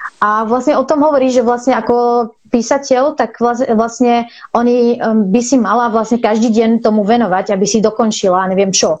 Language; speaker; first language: Slovak; non-native, fluent; Arabic